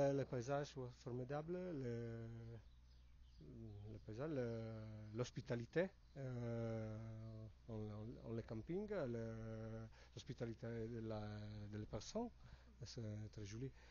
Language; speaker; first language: French; non-native, learner; Italian